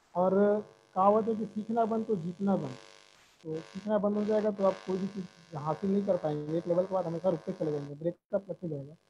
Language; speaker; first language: Hindi; native; Hindi